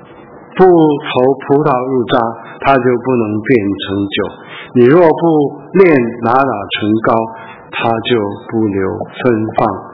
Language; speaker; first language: Chinese; early bilingual, heritage; Chinese